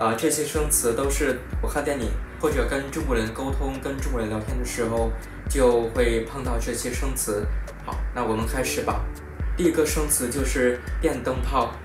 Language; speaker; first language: Chinese; non-native, fluent; Vietnamese